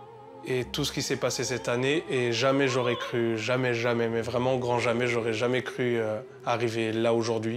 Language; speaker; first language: French; native; French